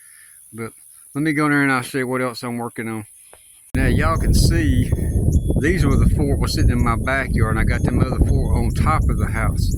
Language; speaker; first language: English; native; English